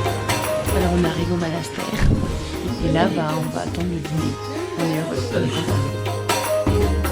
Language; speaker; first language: French; native; French